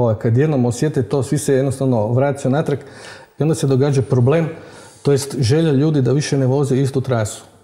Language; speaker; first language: Croatian; native; Croatian